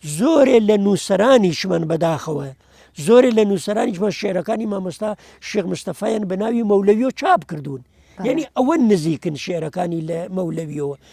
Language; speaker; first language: Central Kurdish; non-native, local second language; Gurani